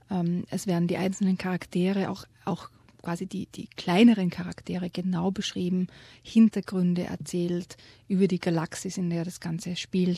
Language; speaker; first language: German; native; German